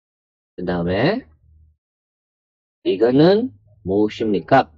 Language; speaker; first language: Korean; non-native, learner; Filipino